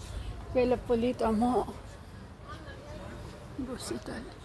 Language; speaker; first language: Italian; non-native, learner; Filipino